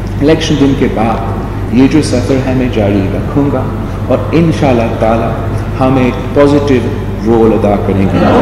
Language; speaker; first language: Urdu; non-native, local second language; English